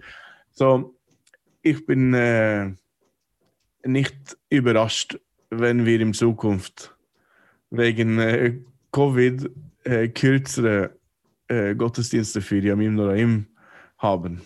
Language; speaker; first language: German; non-native, fluent; English